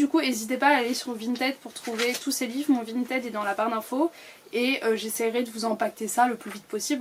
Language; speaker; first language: French; native; French